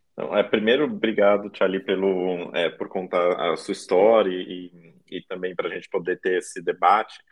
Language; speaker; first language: Portuguese; native; Portuguese